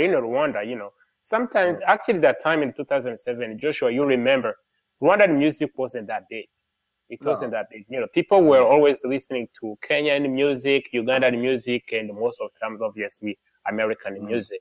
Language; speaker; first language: English; non-native, local second language; Kinyarwanda